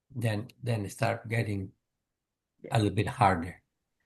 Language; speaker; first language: English; non-native, fluent; Spanish